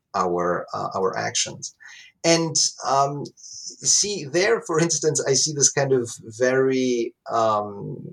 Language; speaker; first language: English; non-native, fluent; Italian